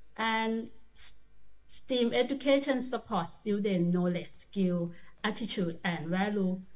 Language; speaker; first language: English; non-native, learner; Thai